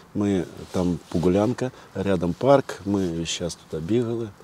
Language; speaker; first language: Ukrainian; non-native, learner; Russian